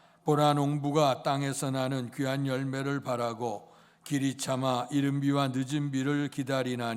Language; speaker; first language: Korean; native; Korean